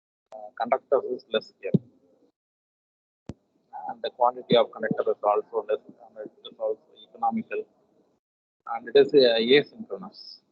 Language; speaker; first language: English; non-native, local second language; Tamil